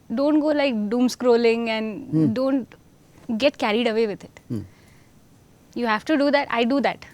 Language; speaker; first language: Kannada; non-native, fluent; Hindi